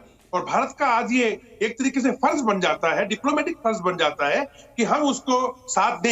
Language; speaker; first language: Hindi; native; Hindi